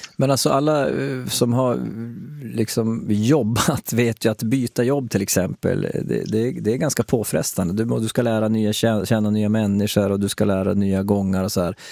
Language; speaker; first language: Swedish; native; Swedish